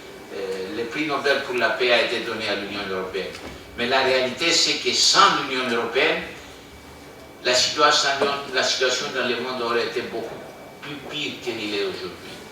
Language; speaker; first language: French; non-native, fluent; Greek